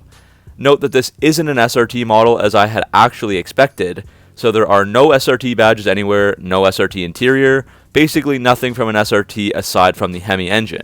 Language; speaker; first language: English; native; English